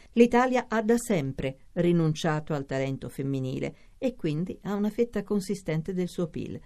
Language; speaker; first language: Italian; native; Italian